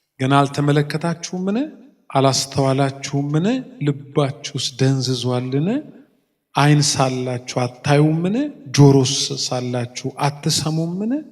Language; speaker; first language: Amharic; native; Amharic